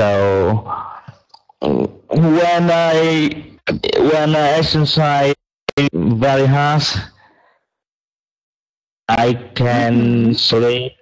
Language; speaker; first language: English; non-native, learner; Vietnamese